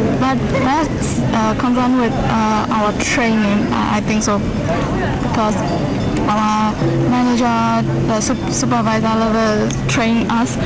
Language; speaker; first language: English; non-native, learner; Burmese